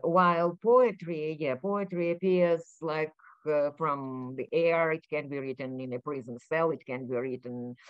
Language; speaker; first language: English; non-native, fluent; Ukrainian